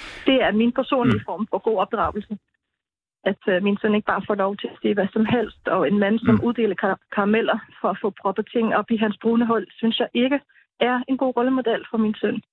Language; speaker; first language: Danish; native; Danish